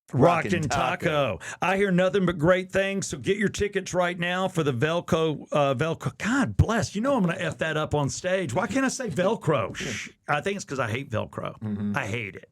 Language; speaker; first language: English; native; English